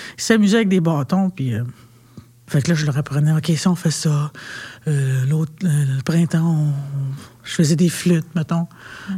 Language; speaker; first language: French; non-native, local second language; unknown